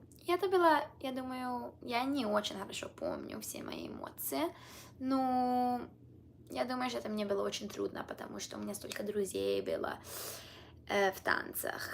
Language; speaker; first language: Russian; early bilingual, heritage; Russian